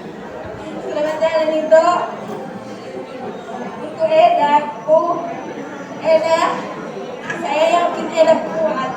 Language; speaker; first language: Indonesian; non-native, local second language; Batak Toba